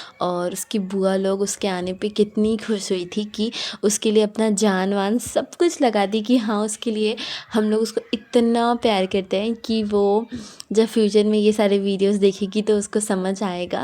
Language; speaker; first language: Hindi; native; Hindi